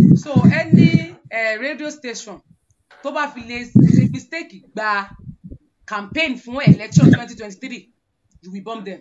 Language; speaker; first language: English; non-native, local second language; Yoruba